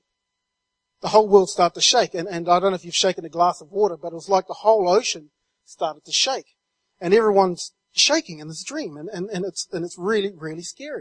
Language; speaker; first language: English; native; English